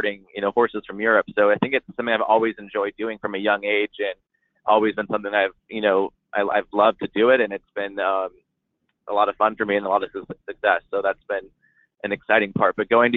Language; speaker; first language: English; native; English